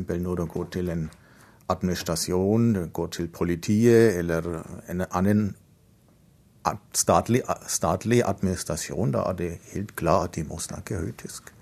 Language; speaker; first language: Norwegian; non-native, fluent; German